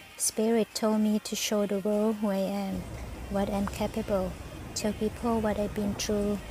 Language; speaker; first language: English; non-native, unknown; Thai